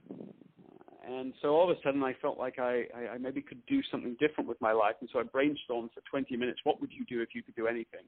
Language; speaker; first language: English; native; English